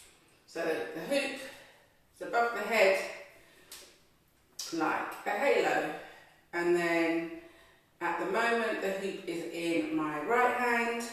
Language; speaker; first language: English; native; English